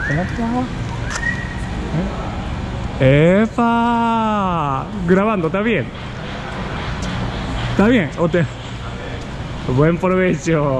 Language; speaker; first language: Spanish; non-native, learner; Japanese